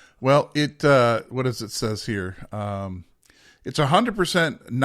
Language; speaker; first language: English; native; English